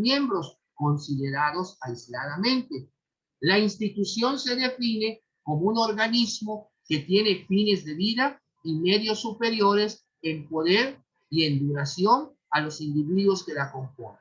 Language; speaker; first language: Spanish; native; Spanish